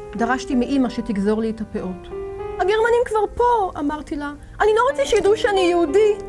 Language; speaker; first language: Hebrew; native; Hebrew